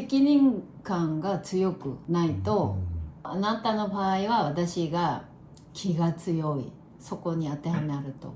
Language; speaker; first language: Japanese; non-native, fluent; Korean